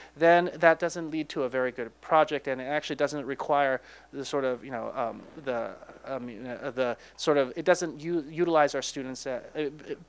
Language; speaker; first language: English; native; English